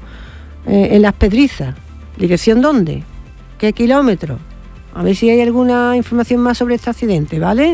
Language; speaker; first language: Spanish; native; Spanish